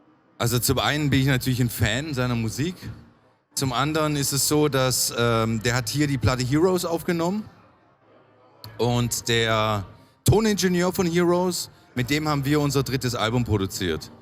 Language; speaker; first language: German; native; German